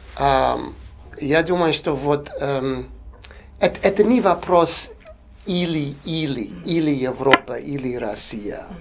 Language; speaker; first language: Russian; non-native, fluent; English